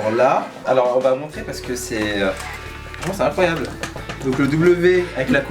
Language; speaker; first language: French; native; French